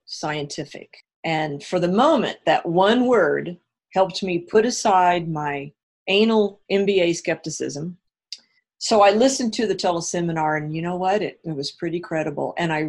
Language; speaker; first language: English; native; English